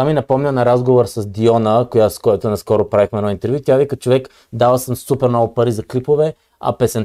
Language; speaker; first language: Bulgarian; native; Bulgarian